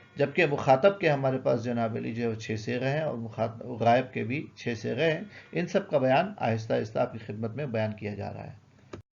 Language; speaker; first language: Urdu; native; Urdu